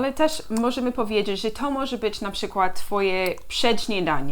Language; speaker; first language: Polish; non-native, learner; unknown